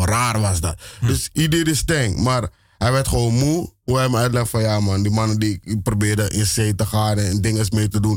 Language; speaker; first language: Dutch; native; Dutch